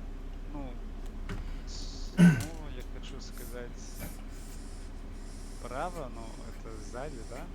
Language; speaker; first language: Russian; non-native, learner; English